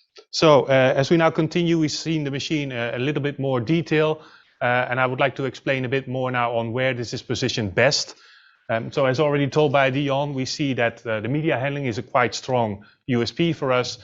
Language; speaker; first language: English; non-native, fluent; Dutch